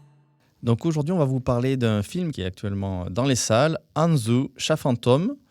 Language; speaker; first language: French; native; French